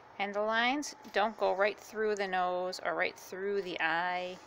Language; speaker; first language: English; native; English